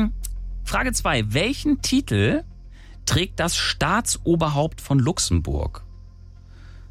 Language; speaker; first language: German; native; German